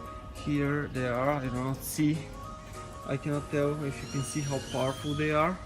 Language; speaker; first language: English; non-native, fluent; Bulgarian